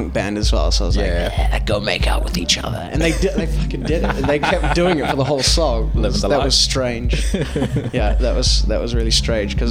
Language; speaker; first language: English; native; English